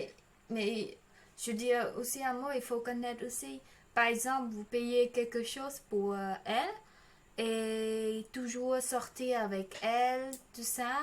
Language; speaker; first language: French; non-native, learner; Khmer